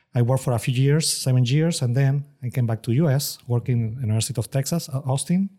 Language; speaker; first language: English; non-native, fluent; Spanish